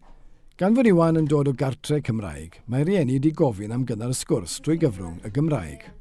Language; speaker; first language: Welsh; native; Welsh